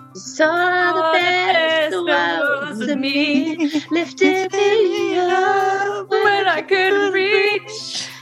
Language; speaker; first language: English; native; English